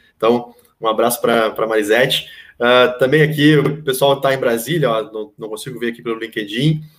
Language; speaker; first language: Portuguese; native; Portuguese